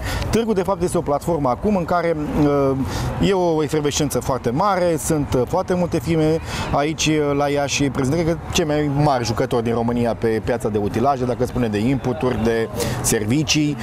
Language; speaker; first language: Romanian; native; Romanian